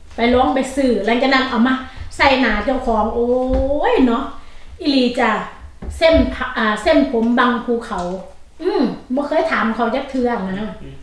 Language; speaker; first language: Thai; native; Thai